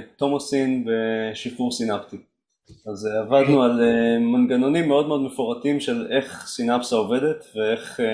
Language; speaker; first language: Hebrew; native; Hebrew